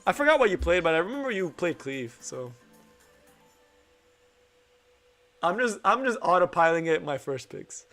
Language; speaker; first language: English; native; English